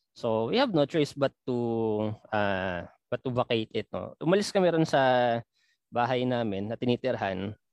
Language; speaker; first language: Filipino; non-native, local second language; Pampanga